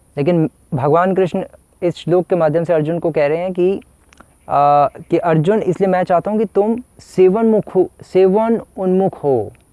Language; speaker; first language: Hindi; native; Hindi